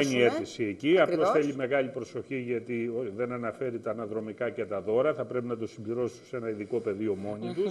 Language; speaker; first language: Greek; native; Greek